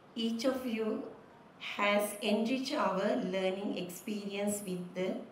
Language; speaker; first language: English; non-native, local second language; Sinhala